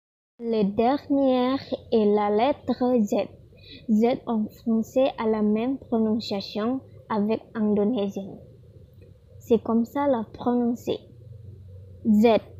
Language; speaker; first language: French; non-native, learner; Indonesian